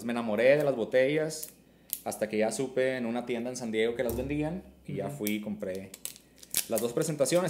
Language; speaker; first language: Spanish; native; Spanish